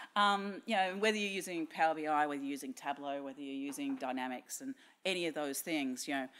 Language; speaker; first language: English; native; English